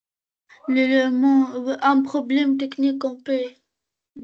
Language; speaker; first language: French; non-native, learner; Arabic